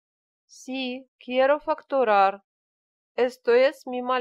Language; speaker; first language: Spanish; non-native, learner; Russian